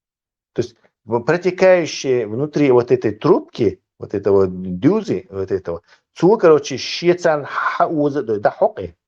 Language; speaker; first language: Russian; non-native, local second language; Chechen